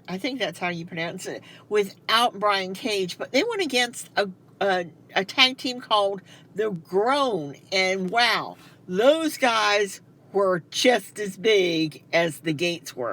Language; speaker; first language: English; native; English